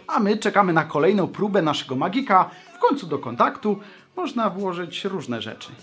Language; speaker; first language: Polish; native; Polish